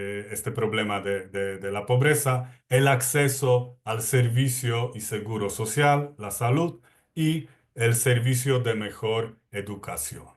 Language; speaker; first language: Spanish; non-native, fluent; Polish